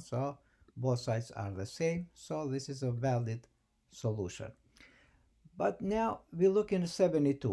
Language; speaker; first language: English; non-native, fluent; Albanian